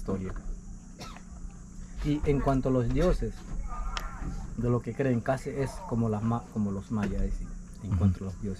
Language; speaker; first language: Spanish; non-native, local second language; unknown